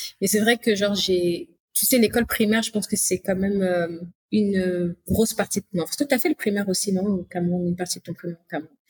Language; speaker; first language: French; native; French